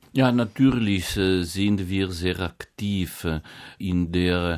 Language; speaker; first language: German; non-native, fluent; Italian